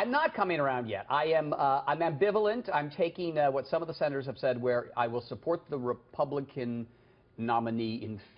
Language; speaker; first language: English; native; English